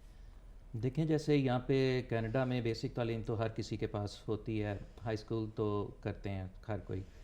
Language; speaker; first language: Urdu; native; Urdu